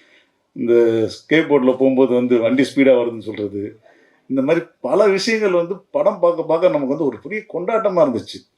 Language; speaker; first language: Tamil; native; Tamil